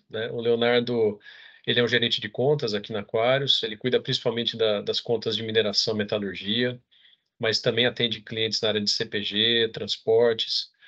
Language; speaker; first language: Portuguese; native; Portuguese